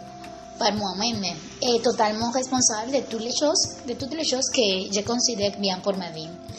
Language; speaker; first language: French; non-native, learner; Spanish